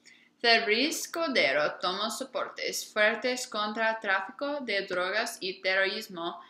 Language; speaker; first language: Spanish; non-native, learner; English